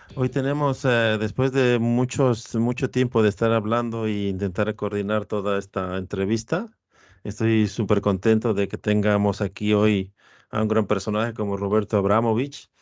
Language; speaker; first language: Spanish; native; Spanish